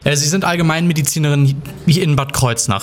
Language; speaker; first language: German; native; German